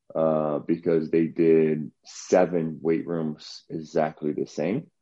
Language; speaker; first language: English; non-native, fluent; Portuguese